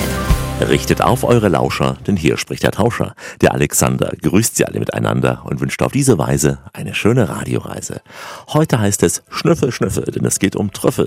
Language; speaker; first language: German; native; German